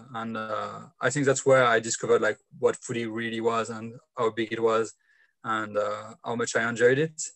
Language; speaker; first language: English; non-native, fluent; French